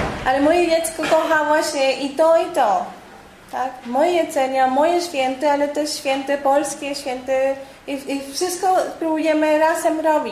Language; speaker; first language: Polish; non-native, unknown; Spanish